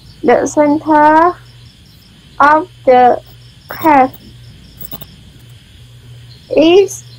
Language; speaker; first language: English; non-native, learner; Khmer